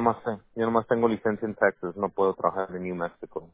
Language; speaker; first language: Spanish; early bilingual, heritage; Spanish